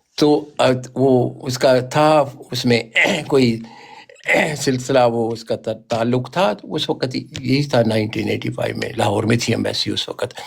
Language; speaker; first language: Urdu; non-native, local second language; Punjabi